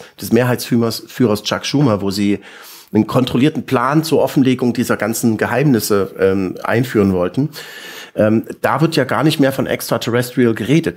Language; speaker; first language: German; native; German